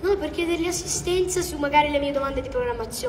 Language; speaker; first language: Italian; early bilingual, heritage; English